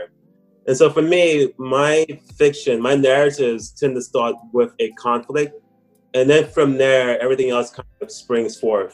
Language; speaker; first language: English; native; English